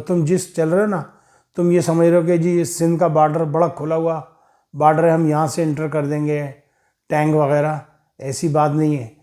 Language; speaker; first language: Urdu; native; Urdu